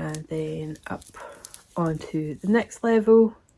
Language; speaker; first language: English; native; English